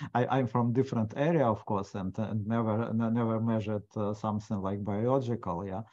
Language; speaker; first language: English; non-native, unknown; Ukrainian